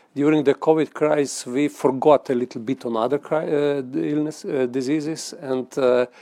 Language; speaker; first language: English; non-native, fluent; Slovenian